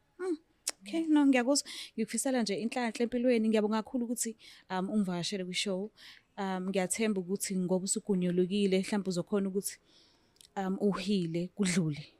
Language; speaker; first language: Zulu; native; Zulu